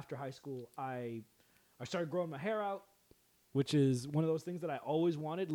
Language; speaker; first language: English; early bilingual, other home language; Spanish